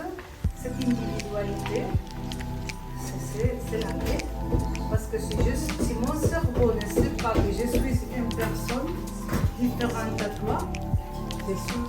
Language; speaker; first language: French; non-native, fluent; Spanish